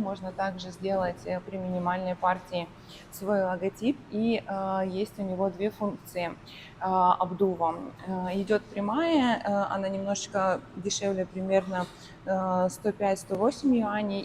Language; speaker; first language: Russian; native; Russian